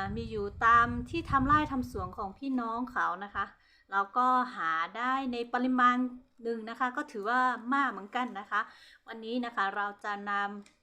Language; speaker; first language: Thai; non-native, local second language; Hmong